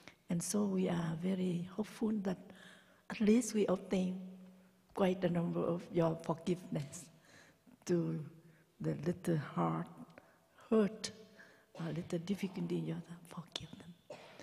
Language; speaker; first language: English; non-native, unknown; Vietnamese